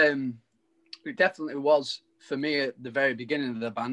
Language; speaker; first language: English; native; English